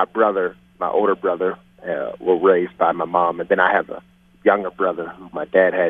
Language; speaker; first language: English; native; English